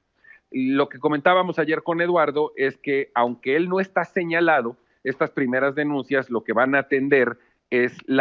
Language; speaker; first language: Spanish; native; Spanish